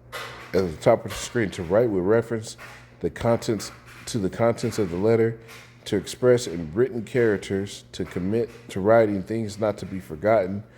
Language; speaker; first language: English; native; English